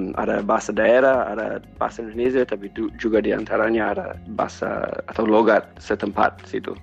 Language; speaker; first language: Indonesian; non-native, fluent; English